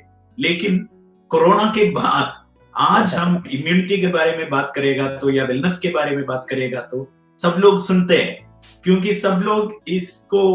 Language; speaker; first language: Hindi; non-native, local second language; Malayalam